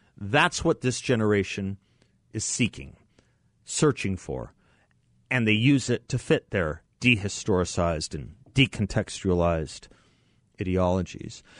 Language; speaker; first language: English; native; English